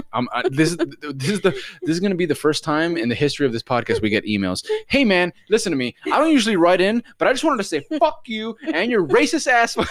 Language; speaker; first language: English; native; English